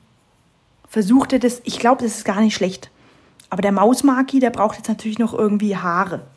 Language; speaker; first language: German; native; German